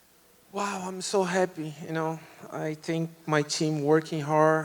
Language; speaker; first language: English; non-native, learner; Portuguese